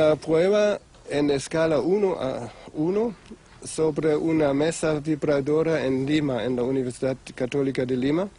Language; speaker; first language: Spanish; non-native, fluent; German